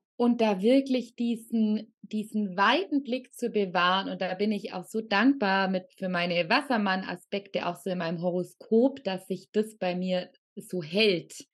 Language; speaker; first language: German; native; German